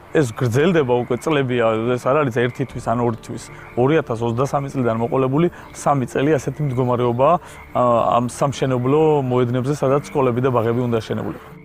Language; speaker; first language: Georgian; native; Georgian